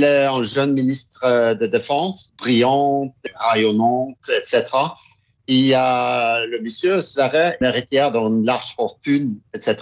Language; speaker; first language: French; non-native, fluent; Norwegian